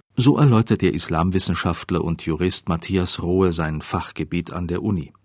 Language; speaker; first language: German; native; German